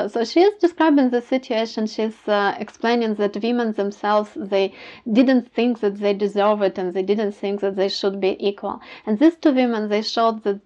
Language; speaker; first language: English; non-native, fluent; Ukrainian